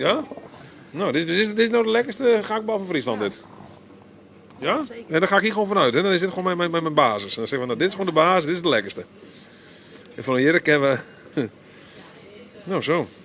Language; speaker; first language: Dutch; non-native, local second language; Western Frisian